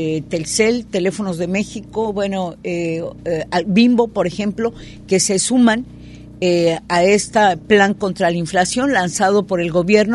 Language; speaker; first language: Spanish; native; Spanish